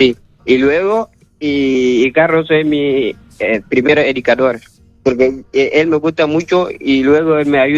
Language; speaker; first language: Spanish; non-native, learner; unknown